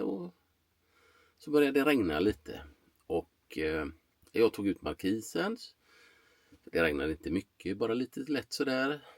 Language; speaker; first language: Swedish; native; Swedish